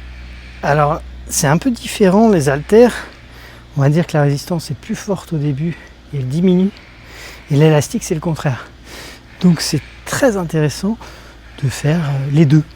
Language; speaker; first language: French; native; French